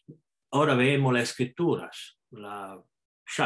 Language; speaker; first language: Spanish; non-native, fluent; Italian